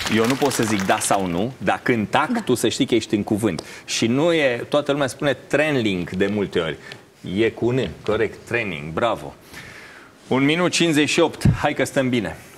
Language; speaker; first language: Romanian; native; Romanian